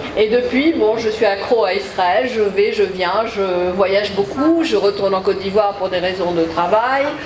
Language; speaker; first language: French; native; French